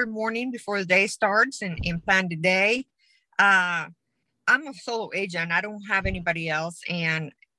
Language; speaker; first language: English; non-native, fluent; Spanish